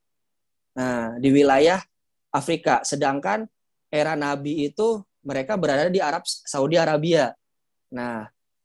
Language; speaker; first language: Indonesian; native; Indonesian